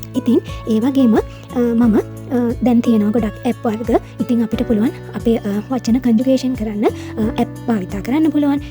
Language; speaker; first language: Sinhala; native; Sinhala